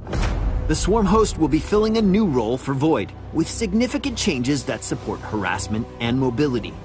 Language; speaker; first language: English; native; English